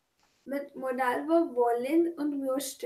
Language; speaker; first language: German; non-native, learner; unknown